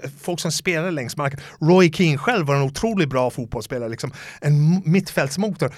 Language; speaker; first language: Swedish; non-native, fluent; English